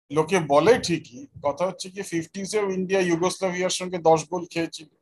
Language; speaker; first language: Bangla; native; Bangla